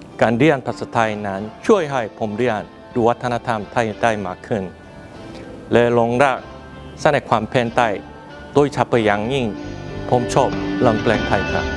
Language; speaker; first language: Thai; non-native, learner; Korean